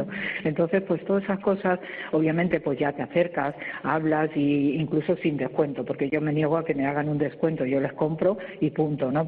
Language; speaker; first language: Spanish; native; Spanish